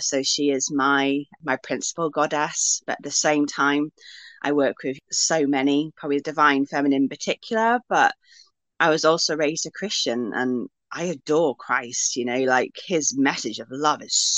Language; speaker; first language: English; native; English